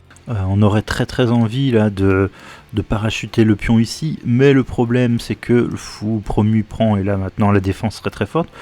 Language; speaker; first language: French; native; French